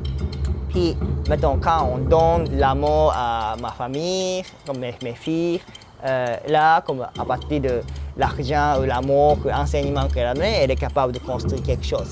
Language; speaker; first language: French; non-native, fluent; Japanese